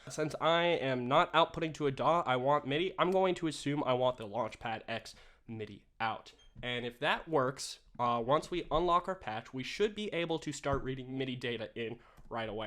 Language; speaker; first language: English; native; English